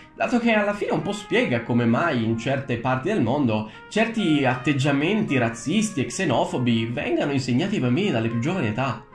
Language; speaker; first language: Italian; early bilingual, other home language; Romanian